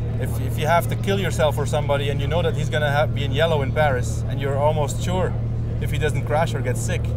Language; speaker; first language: English; non-native, fluent; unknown